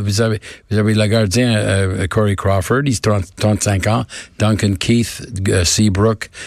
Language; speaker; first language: French; non-native, learner; English